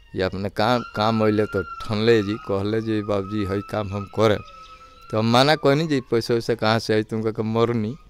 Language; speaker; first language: Hindi; native; Hindi